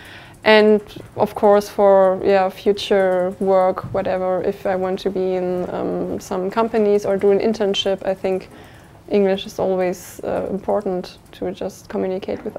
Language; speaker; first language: English; non-native, fluent; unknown